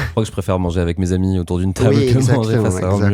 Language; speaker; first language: French; native; French